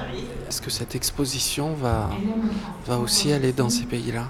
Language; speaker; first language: French; native; French